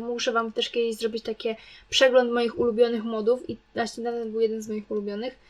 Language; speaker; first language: Polish; native; Polish